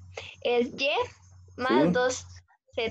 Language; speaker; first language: Spanish; native; Spanish